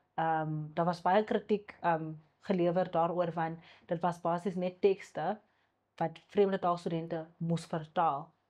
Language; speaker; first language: Afrikaans; non-native, local second language; Xhosa